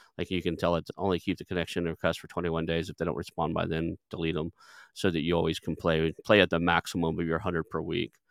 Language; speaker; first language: English; native; English